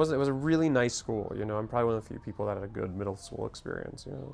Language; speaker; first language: English; native; English